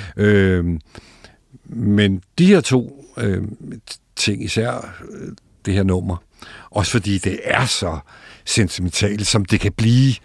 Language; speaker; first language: Danish; native; Danish